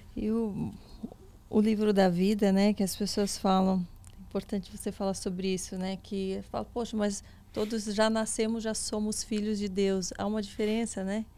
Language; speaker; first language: Portuguese; native; Portuguese